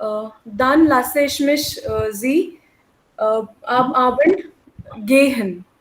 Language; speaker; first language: German; non-native, learner; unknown